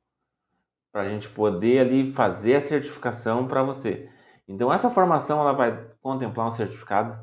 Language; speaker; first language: Portuguese; native; Portuguese